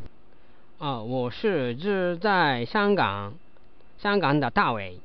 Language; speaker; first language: Chinese; non-native, learner; Japanese